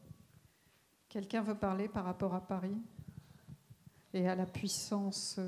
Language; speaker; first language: French; native; French